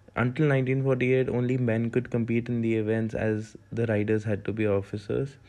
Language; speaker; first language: English; non-native, local second language; Hindi